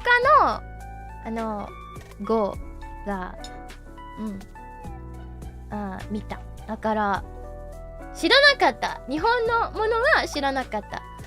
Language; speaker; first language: Japanese; non-native, learner; English